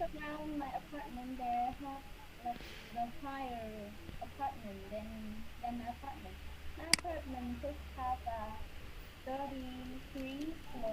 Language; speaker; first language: English; non-native, learner; Vietnamese